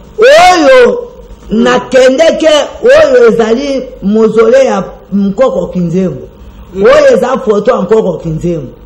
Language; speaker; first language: Lingala; non-native, local second language; Kongo